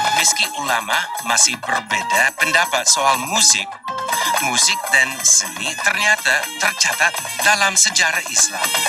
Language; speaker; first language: Indonesian; non-native, fluent; English